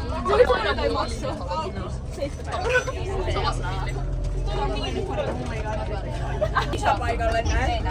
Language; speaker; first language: Finnish; native; Finnish